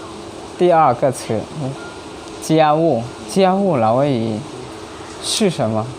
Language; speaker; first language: Chinese; non-native, learner; Hmong